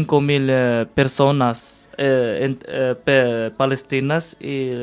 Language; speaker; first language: Spanish; non-native, learner; Arabic